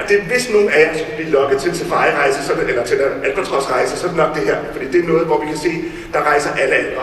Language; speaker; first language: Danish; native; Danish